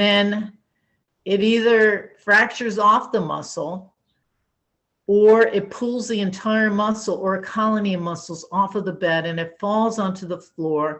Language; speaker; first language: English; native; English